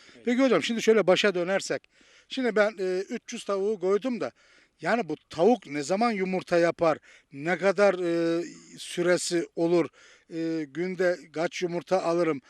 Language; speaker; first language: Turkish; native; Turkish